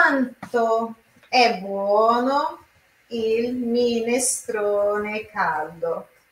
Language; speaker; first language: Italian; non-native, fluent; Portuguese